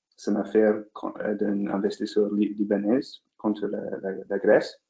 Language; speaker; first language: French; non-native, fluent; English